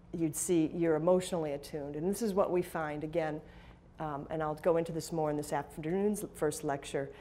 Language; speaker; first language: English; native; English